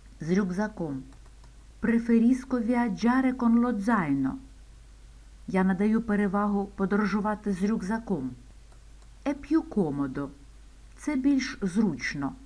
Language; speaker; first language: Ukrainian; native; Ukrainian